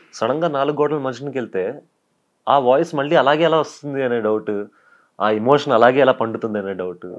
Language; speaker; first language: Telugu; native; Telugu